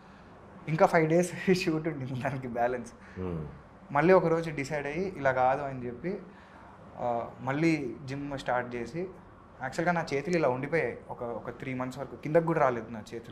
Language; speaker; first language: Telugu; native; Telugu